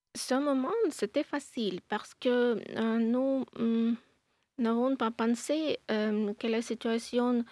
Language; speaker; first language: French; non-native, learner; Ukrainian